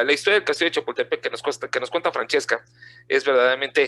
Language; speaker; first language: Spanish; native; Spanish